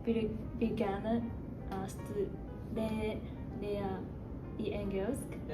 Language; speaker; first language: Danish; non-native, learner; Japanese